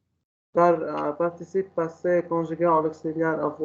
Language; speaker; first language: French; non-native, learner; Arabic